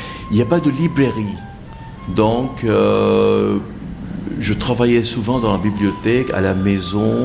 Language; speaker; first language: French; non-native, fluent; Bangla